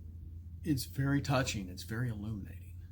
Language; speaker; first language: English; native; English